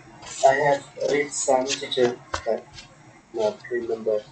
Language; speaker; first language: English; non-native, learner; Khmer